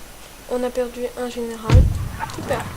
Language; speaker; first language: French; native; French